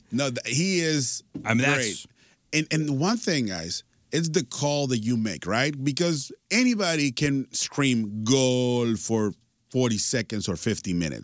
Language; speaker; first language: English; early bilingual, other home language; Spanish